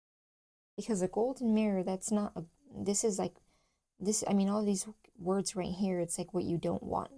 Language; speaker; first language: English; native; English